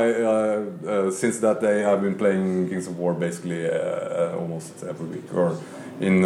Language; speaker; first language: English; non-native, fluent; Norwegian